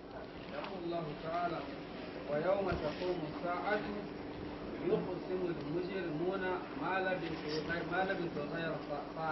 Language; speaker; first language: Arabic; non-native, fluent; Hausa